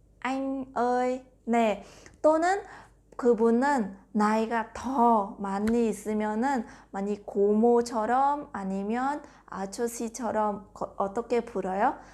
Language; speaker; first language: Korean; non-native, fluent; Vietnamese